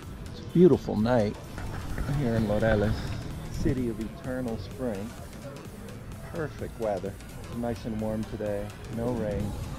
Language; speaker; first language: English; native; English